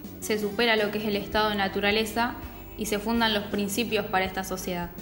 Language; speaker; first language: Spanish; native; Spanish